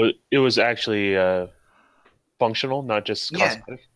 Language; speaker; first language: English; native; English